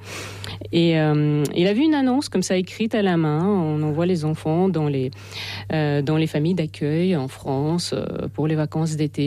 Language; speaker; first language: French; non-native, fluent; Russian